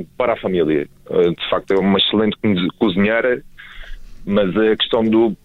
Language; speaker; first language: Portuguese; native; Portuguese